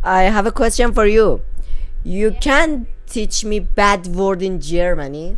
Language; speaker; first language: English; non-native, learner; Persian